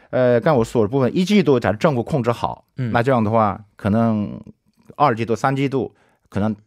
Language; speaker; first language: Chinese; non-native, fluent; Korean